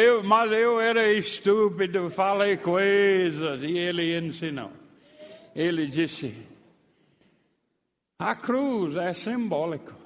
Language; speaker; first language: Portuguese; non-native, fluent; English